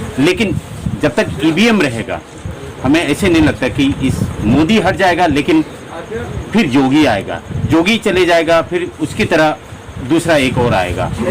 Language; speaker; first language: Hindi; non-native, local second language; Assamese